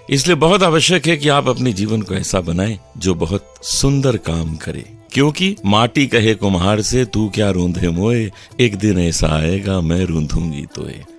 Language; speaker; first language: Hindi; native; Hindi